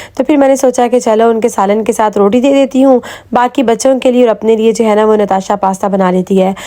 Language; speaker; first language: Urdu; native; Urdu